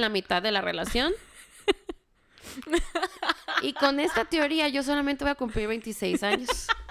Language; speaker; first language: Spanish; early bilingual, heritage; Spanish